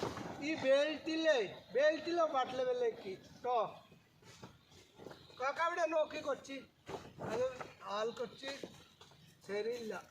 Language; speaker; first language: Malayalam; non-native, learner; Bangla